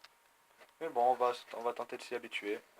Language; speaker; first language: French; native; French